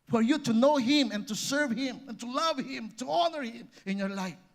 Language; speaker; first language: English; non-native, local second language; Filipino